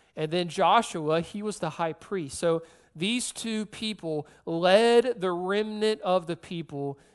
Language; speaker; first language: English; native; English